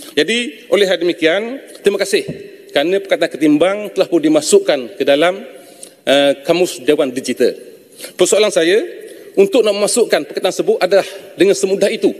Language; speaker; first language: Malay; native; Malay